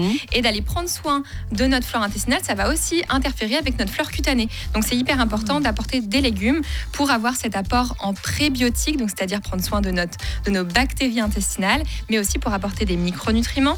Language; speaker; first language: French; native; French